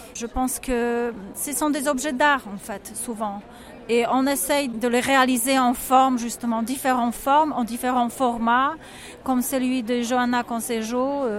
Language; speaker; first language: French; non-native, fluent; Polish